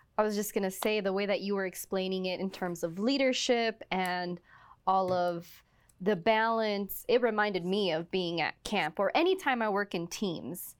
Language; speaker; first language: English; native; English